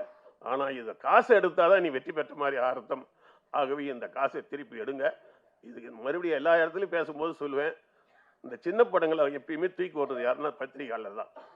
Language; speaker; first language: Tamil; native; Tamil